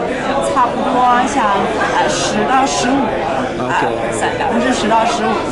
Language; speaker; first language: Chinese; early bilingual, heritage; Chinese